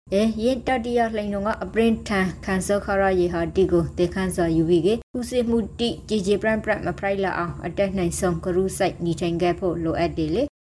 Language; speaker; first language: Burmese; native; Burmese